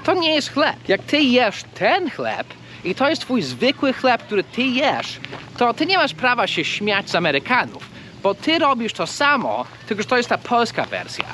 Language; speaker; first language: Polish; non-native, fluent; English